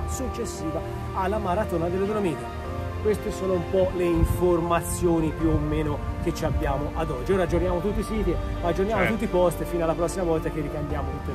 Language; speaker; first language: Italian; native; Italian